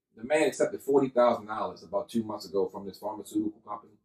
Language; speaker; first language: English; native; English